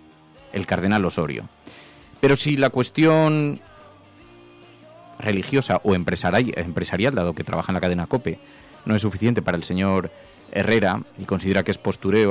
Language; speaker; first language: Spanish; native; Spanish